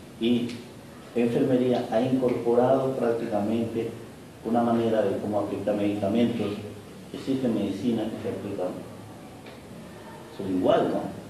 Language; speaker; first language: Spanish; native; Spanish